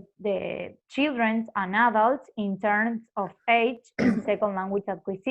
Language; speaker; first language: English; non-native, fluent; Spanish